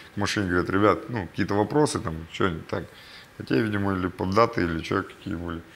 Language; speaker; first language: Russian; native; Russian